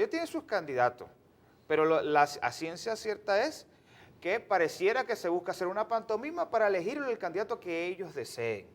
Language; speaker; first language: Spanish; native; Spanish